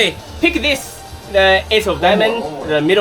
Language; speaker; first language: English; non-native, learner; Japanese